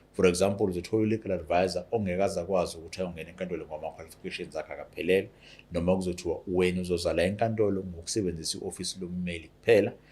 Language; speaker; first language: Zulu; native; Zulu